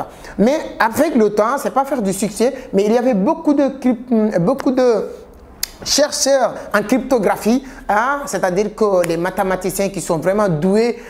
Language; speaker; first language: French; non-native, local second language; Wolof